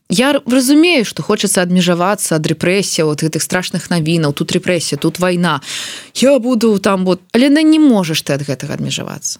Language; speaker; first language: Belarusian; non-native, local second language; Russian